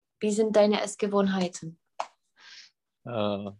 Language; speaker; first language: German; non-native, fluent; Czech